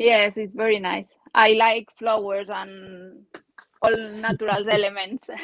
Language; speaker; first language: English; non-native, learner; Spanish